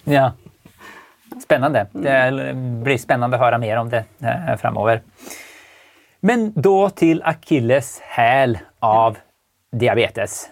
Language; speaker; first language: Swedish; native; Swedish